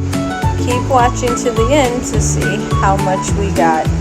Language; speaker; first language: English; native; English